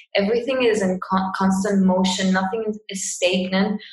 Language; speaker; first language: English; non-native, fluent; Greek